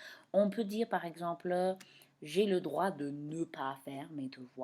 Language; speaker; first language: French; non-native, fluent; English